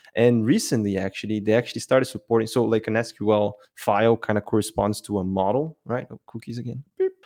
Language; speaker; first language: English; non-native, fluent; Portuguese